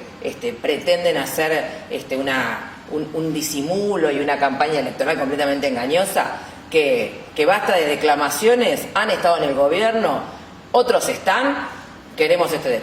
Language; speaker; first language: Spanish; native; Spanish